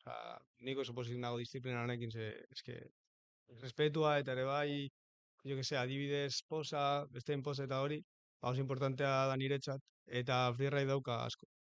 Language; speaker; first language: Basque; non-native, local second language; Spanish